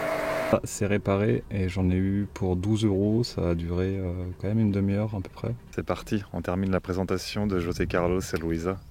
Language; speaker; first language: French; native; French